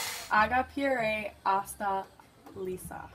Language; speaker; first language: Spanish; non-native, learner; English